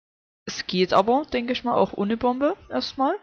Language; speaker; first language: German; native; German